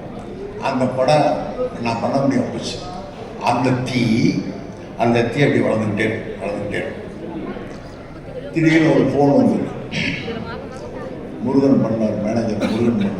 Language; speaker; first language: Tamil; native; Tamil